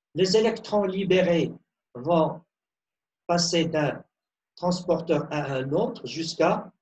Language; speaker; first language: French; non-native, local second language; Arabic